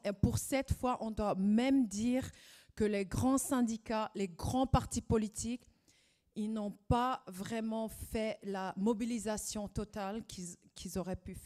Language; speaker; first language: French; non-native, fluent; German